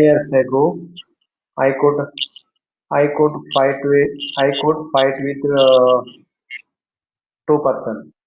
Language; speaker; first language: English; non-native, learner; Hindi